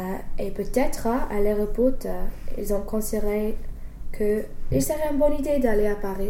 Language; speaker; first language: French; non-native, fluent; English